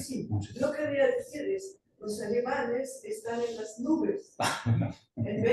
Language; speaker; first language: Spanish; non-native, fluent; German